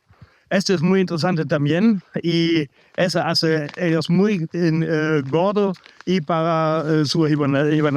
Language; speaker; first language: Spanish; non-native, learner; German